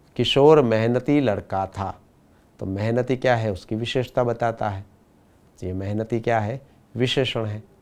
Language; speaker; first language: Hindi; non-native, local second language; Gujarati